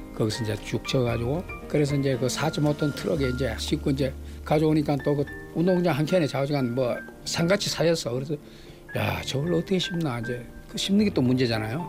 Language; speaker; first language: Korean; native; Korean